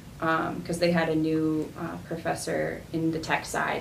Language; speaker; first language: English; native; English